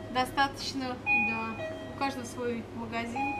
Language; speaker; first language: Russian; native; Russian